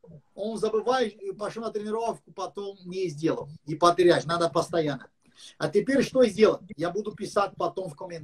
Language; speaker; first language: Russian; non-native, learner; English